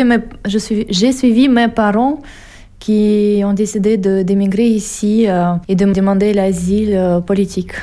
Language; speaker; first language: French; non-native, fluent; Russian